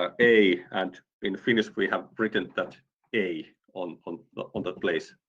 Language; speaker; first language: English; non-native, fluent; Finnish